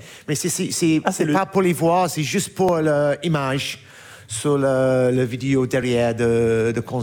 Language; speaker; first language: French; non-native, learner; English